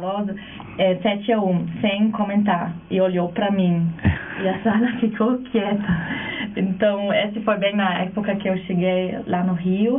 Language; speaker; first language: Portuguese; non-native, fluent; German